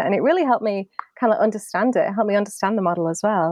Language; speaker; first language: English; native; English